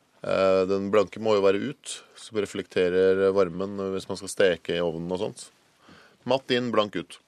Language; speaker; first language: Norwegian; native; Norwegian